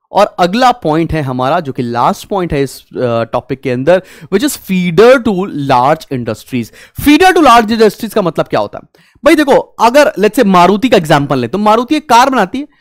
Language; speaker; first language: Hindi; native; Hindi